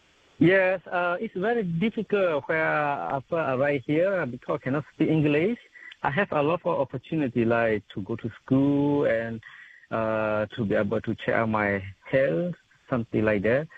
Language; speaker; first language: English; non-native, local second language; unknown